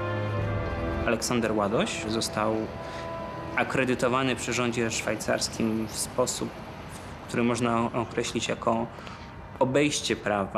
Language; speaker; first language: Polish; native; Polish